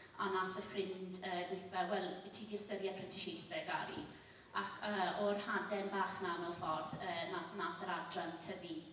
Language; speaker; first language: Welsh; non-native, local second language; English